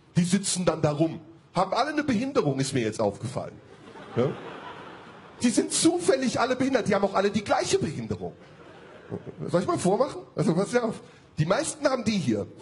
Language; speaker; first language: German; early bilingual, other home language; Turkish